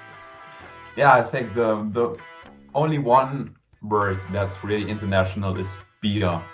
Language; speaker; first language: English; non-native, fluent; German